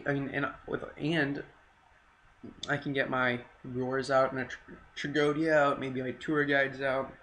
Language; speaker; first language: English; native; English